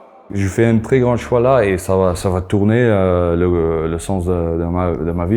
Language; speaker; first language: French; non-native, fluent; Afrikaans